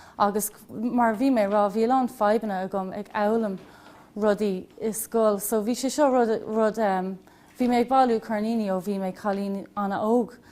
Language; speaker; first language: Irish; non-native, local second language; English